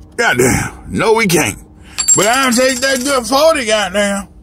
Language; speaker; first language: English; native; English